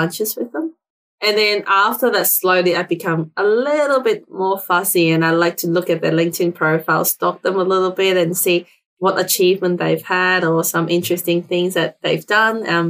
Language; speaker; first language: English; non-native, local second language; Cantonese